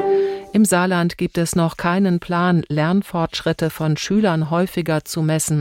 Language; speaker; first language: German; native; German